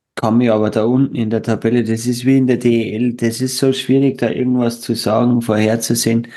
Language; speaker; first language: German; native; German